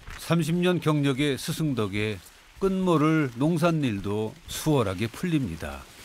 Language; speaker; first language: Korean; native; Korean